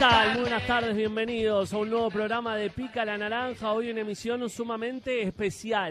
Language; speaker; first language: Spanish; native; Spanish